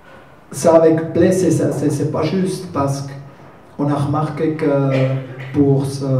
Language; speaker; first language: French; non-native, learner; German